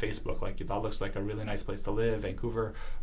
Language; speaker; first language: English; early bilingual, other home language; Russian